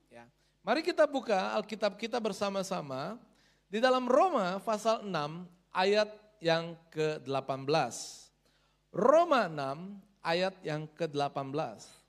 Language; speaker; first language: Indonesian; native; Indonesian